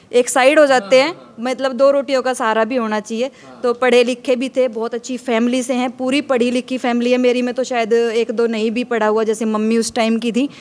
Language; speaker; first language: Hindi; native; Hindi